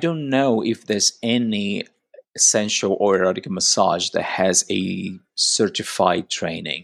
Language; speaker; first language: English; non-native, fluent; Portuguese